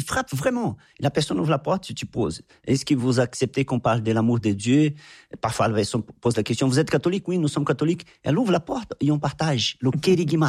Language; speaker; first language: French; non-native, fluent; Portuguese